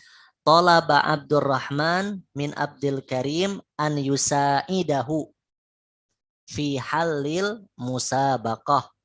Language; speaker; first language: Arabic; non-native, fluent; Indonesian